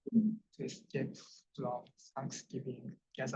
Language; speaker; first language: English; non-native, fluent; Japanese